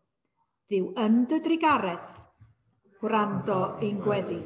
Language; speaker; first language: Welsh; native; Welsh